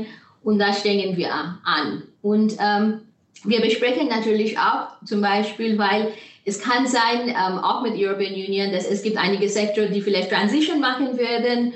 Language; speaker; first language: German; non-native, fluent; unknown